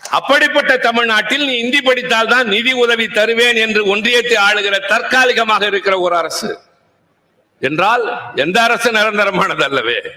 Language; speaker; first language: Tamil; native; Tamil